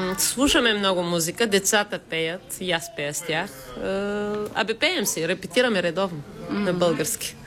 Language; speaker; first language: Bulgarian; native; Bulgarian